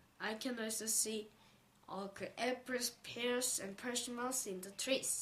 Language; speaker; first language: English; non-native, learner; Korean